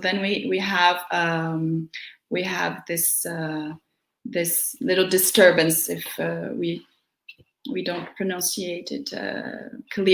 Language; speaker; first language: English; non-native, fluent; Portuguese